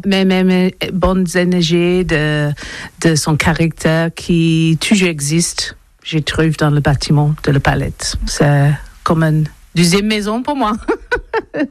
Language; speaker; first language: French; non-native, learner; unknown